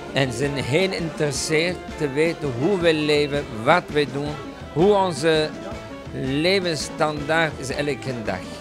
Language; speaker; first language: Dutch; non-native, local second language; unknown